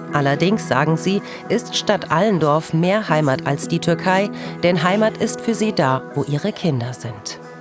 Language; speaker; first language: German; early bilingual, other home language; Turkish